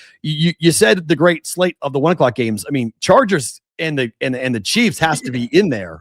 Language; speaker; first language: English; native; English